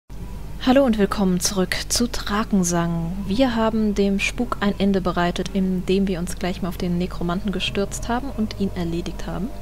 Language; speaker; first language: German; native; German